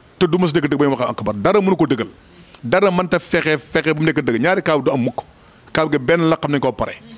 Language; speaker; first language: Wolof; native; Wolof